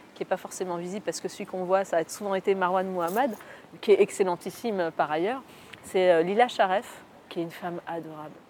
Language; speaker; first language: French; native; French